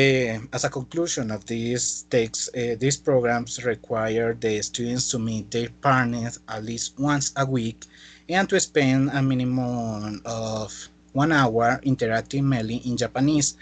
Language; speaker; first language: English; non-native, fluent; Spanish